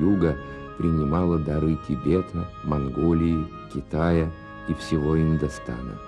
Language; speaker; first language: Russian; native; Russian